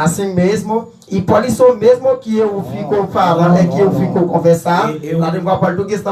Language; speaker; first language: Portuguese; non-native, learner; Haitian Creole